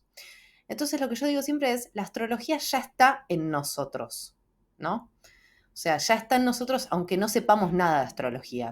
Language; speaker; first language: Spanish; native; Spanish